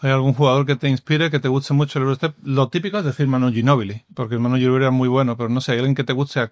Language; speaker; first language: Spanish; native; Spanish